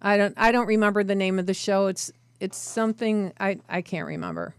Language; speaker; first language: English; native; English